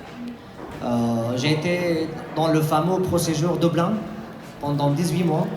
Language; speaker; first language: French; non-native, fluent; Persian